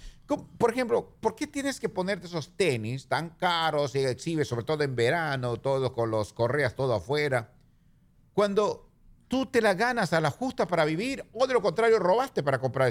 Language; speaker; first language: Spanish; native; Spanish